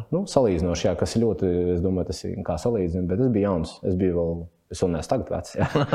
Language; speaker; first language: Latvian; native; Latvian